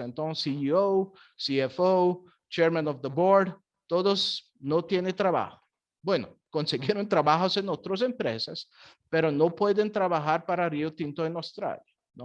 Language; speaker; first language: Spanish; non-native, fluent; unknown